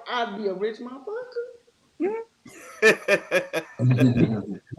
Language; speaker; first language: English; native; English